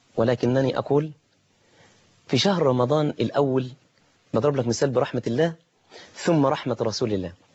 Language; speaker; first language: Arabic; native; Arabic